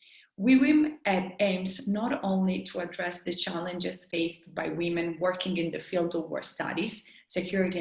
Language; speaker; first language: English; non-native, fluent; Italian